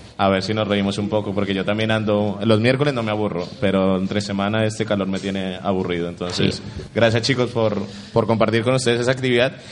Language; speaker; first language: Spanish; native; Spanish